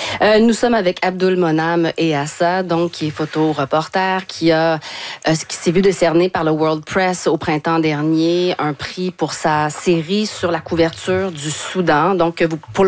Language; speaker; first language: French; native; French